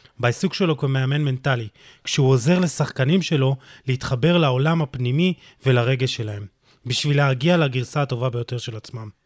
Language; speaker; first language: Hebrew; native; Hebrew